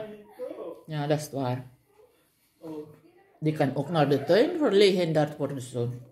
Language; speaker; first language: Dutch; non-native, learner; Filipino